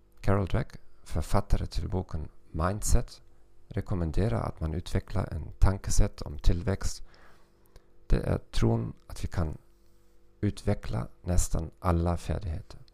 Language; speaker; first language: Swedish; non-native, fluent; German